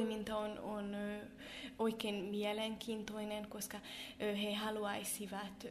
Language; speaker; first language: Finnish; non-native, fluent; Hungarian